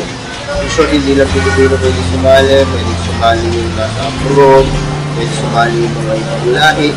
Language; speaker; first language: Filipino; native; Filipino